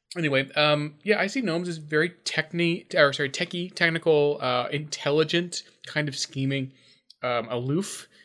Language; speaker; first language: English; native; English